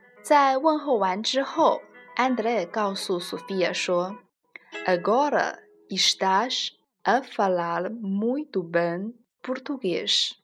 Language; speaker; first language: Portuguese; non-native, fluent; Chinese